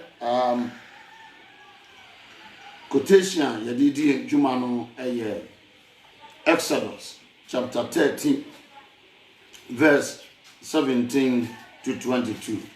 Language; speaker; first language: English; non-native, local second language; Akan